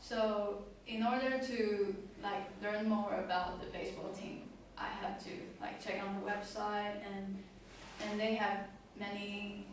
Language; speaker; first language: English; non-native, learner; Chinese